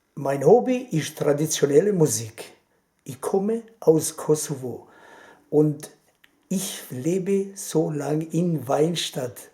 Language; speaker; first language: German; non-native, learner; Albanian